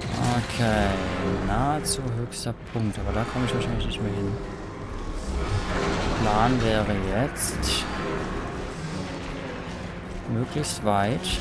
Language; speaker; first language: German; native; German